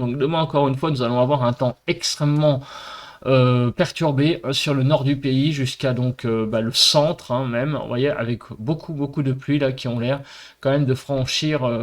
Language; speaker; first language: French; native; French